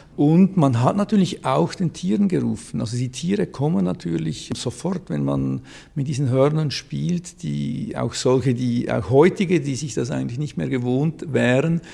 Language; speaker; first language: German; native; German